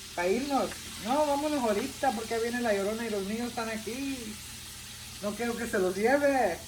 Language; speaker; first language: Spanish; early bilingual, other home language; English